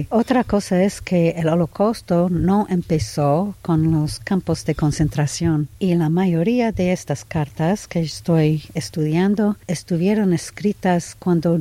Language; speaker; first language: Spanish; non-native, fluent; English